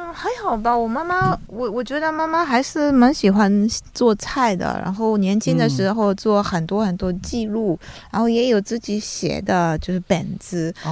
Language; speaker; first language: Chinese; non-native, fluent; Japanese